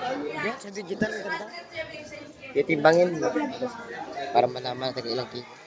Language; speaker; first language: Filipino; native; Filipino